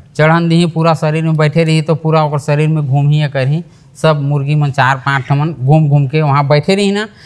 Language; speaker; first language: Hindi; native; Hindi